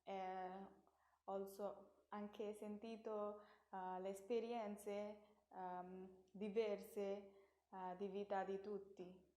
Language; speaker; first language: Italian; non-native, learner; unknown